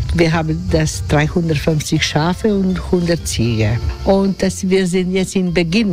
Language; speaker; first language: German; non-native, learner; Croatian